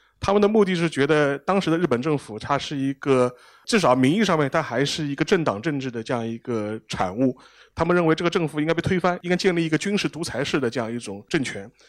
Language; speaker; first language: Chinese; native; Chinese